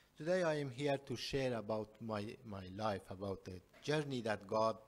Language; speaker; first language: English; non-native, learner; Persian